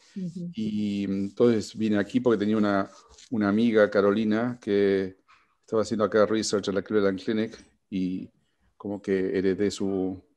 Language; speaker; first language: Spanish; native; Spanish